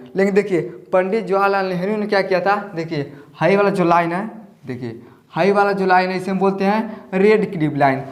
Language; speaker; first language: Hindi; native; Hindi